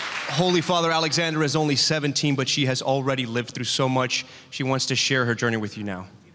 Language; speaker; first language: English; native; English